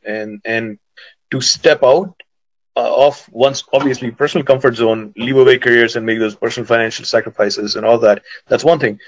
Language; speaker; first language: English; non-native, local second language; Hindi